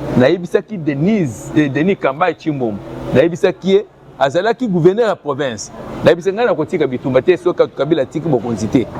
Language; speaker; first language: Lingala; non-native, local second language; Luba-Lulua